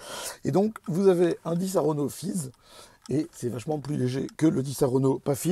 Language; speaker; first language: French; native; French